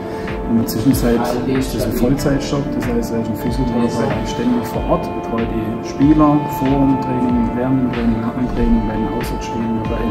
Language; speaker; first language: German; native; German